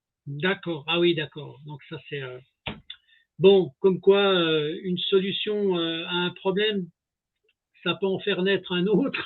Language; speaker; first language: French; native; French